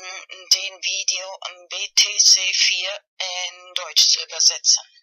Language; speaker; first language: German; non-native, fluent; Spanish